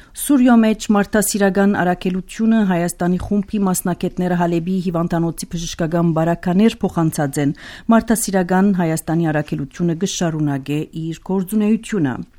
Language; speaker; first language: Armenian; early bilingual, heritage; Armenian